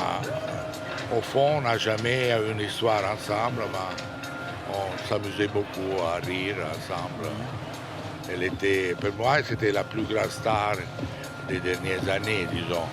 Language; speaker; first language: French; non-native, fluent; Italian